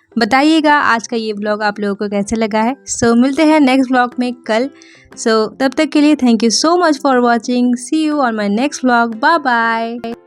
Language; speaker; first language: Hindi; non-native, local second language; Bangla